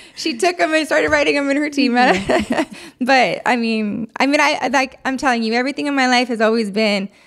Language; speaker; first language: English; early bilingual, other home language; Spanish